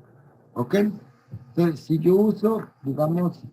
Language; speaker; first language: Spanish; native; Spanish